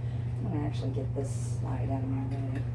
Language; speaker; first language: English; native; English